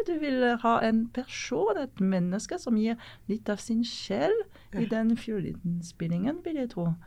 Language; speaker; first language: Norwegian; non-native, fluent; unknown